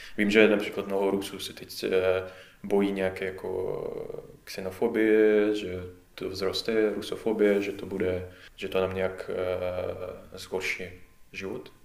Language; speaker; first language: Czech; non-native, fluent; Russian